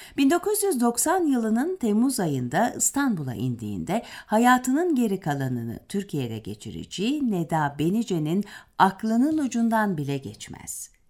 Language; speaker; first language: Turkish; native; Turkish